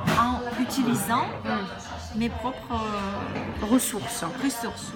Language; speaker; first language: French; non-native, fluent; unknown